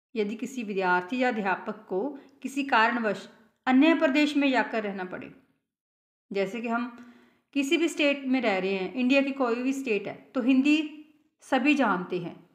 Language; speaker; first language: Hindi; non-native, local second language; Punjabi